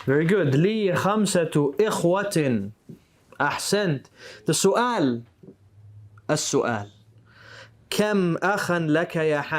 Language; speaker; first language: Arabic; non-native, fluent; English